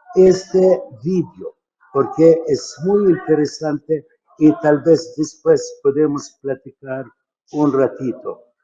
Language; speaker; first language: Spanish; non-native, fluent; Arabic